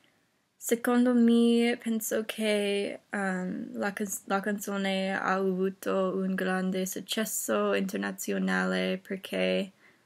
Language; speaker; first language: Italian; non-native, learner; English